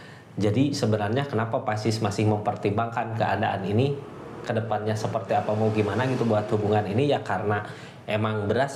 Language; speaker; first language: Indonesian; native; Indonesian